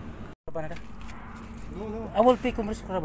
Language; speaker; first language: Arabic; non-native, learner; Filipino